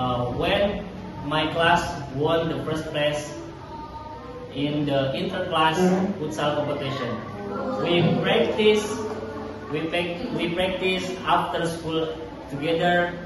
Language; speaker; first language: English; non-native, learner; Indonesian